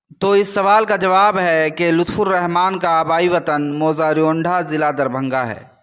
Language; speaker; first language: Urdu; native; Urdu